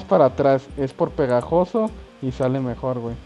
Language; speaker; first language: Spanish; native; Spanish